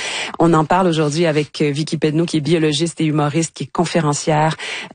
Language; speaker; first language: French; native; French